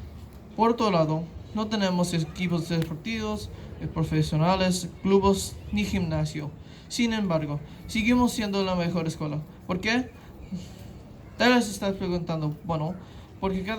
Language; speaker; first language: Spanish; non-native, local second language; English